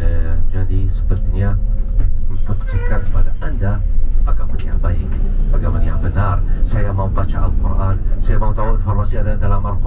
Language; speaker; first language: Indonesian; non-native, fluent; Arabic